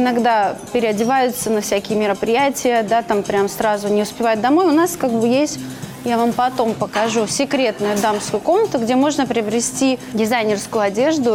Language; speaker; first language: Russian; native; Russian